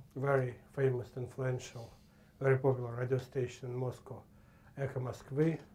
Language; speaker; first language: English; non-native, fluent; Russian